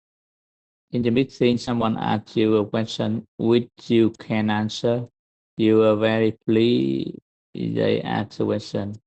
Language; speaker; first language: English; non-native, learner; Vietnamese